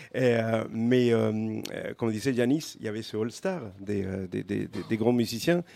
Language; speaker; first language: French; non-native, fluent; Spanish